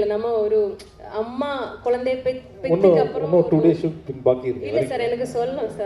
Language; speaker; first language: Tamil; non-native, learner; Malayalam